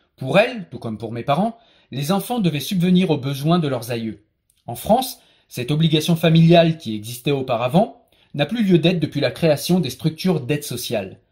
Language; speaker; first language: French; native; French